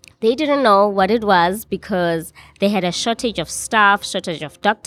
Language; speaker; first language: English; non-native, local second language; Xhosa